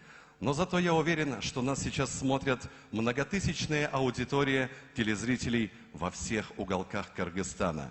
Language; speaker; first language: Russian; native; Russian